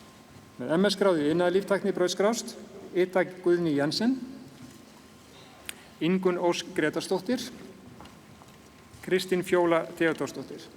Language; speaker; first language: Icelandic; native; Icelandic